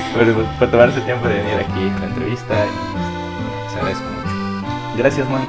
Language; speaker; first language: Spanish; native; Spanish